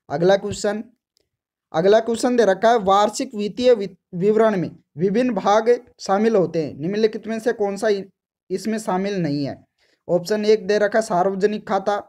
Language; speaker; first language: Hindi; native; Hindi